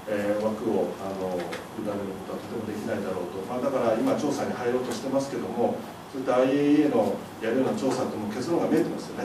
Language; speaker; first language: Japanese; native; Japanese